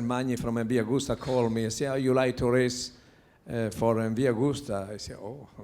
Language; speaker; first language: English; non-native, learner; Italian